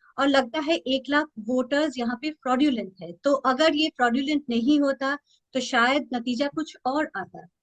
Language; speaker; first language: Hindi; non-native, local second language; Bangla